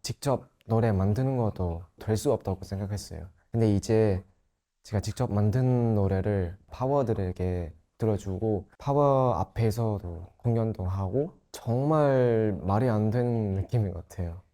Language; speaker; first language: Korean; non-native, local second language; Thai